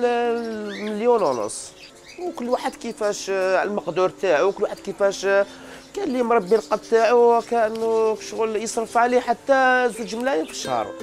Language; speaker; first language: Arabic; native; Arabic